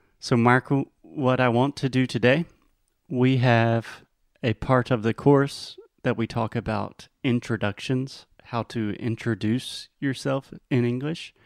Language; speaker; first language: English; non-native, fluent; Portuguese